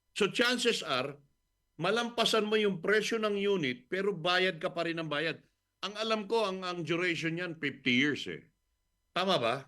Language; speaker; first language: Filipino; native; Filipino